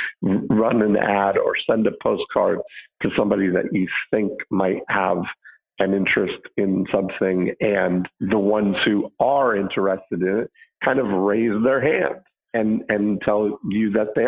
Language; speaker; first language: English; native; English